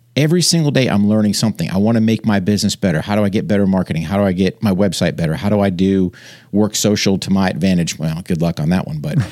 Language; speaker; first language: English; native; English